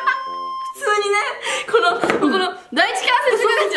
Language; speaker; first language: Japanese; native; Japanese